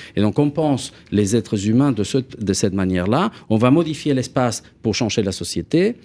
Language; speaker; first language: French; non-native, fluent; Spanish